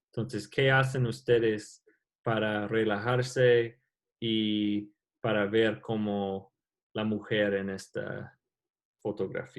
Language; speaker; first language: Spanish; non-native, learner; English